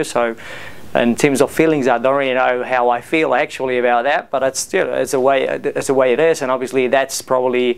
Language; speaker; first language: English; non-native, fluent; Spanish